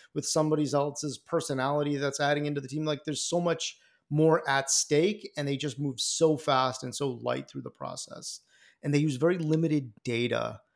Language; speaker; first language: English; native; English